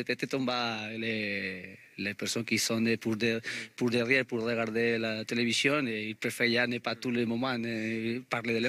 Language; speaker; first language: French; non-native, learner; Spanish